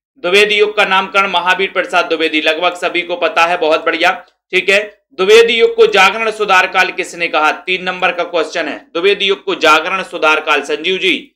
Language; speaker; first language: Hindi; native; Hindi